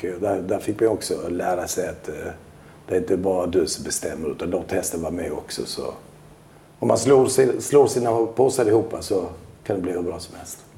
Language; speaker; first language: Swedish; early bilingual, other home language; Albanian